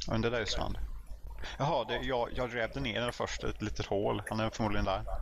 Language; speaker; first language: Swedish; native; Swedish